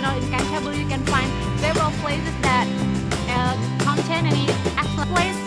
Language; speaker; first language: English; non-native, local second language; Indonesian